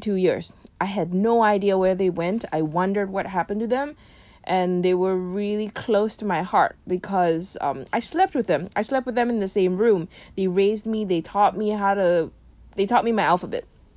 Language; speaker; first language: English; native; English